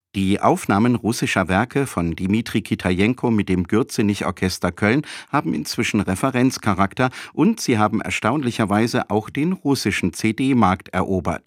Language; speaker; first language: German; native; German